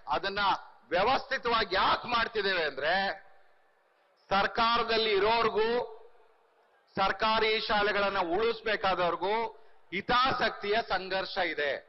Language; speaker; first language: Kannada; native; Kannada